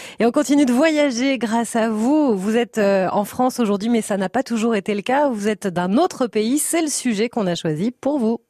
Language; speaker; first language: French; native; French